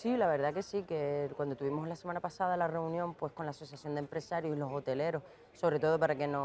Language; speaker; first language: Spanish; native; Spanish